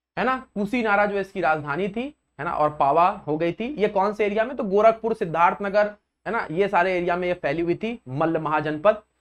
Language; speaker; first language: Hindi; native; Hindi